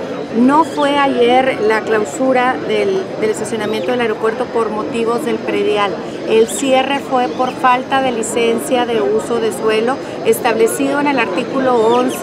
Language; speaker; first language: Spanish; native; Spanish